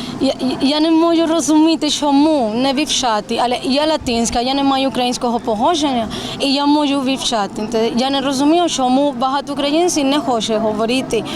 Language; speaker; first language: Ukrainian; non-native, learner; Spanish